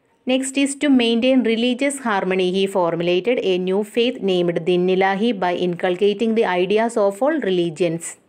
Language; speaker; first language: English; non-native, local second language; Malayalam